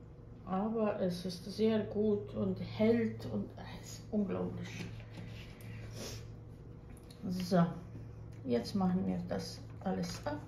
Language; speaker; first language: German; non-native, fluent; Croatian